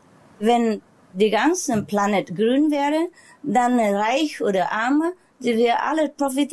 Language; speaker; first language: German; non-native, learner; Vietnamese